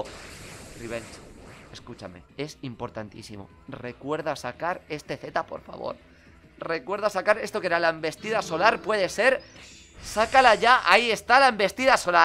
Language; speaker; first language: Spanish; native; Spanish